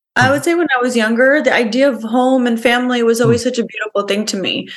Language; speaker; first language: English; early bilingual, other home language; Spanish